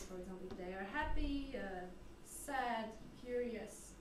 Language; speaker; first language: English; non-native, learner; French